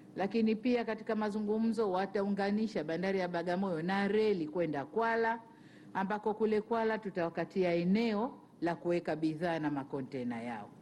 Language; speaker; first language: Swahili; native; Swahili